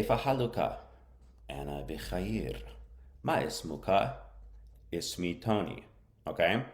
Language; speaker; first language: Arabic; non-native, learner; English